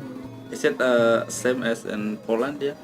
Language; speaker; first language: English; non-native, learner; Indonesian